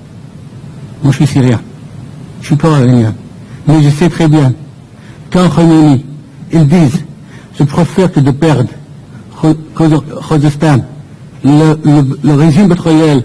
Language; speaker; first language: French; non-native, fluent; Persian